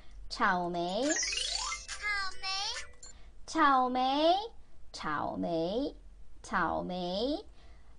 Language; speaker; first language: Chinese; non-native, fluent; Korean